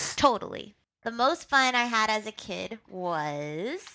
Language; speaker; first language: English; native; English